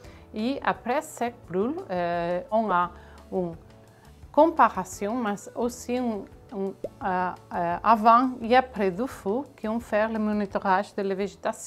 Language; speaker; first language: French; non-native, fluent; Catalan